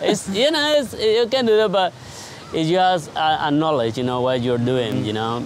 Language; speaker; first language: English; non-native, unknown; Spanish